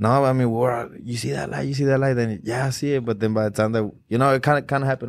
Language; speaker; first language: English; early bilingual, other home language; Spanish